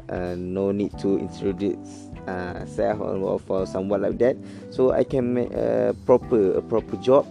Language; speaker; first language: English; non-native, learner; Malay